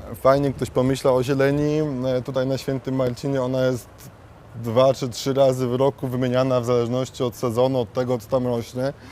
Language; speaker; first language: Polish; native; Polish